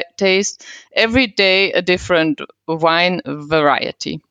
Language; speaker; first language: English; non-native, fluent; German